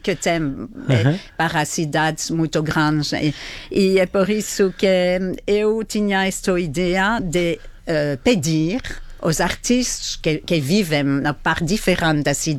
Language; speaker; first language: Portuguese; non-native, learner; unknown